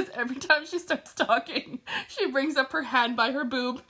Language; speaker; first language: English; early bilingual, other home language; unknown